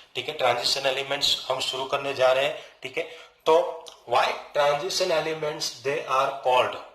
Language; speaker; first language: Hindi; non-native, local second language; Gujarati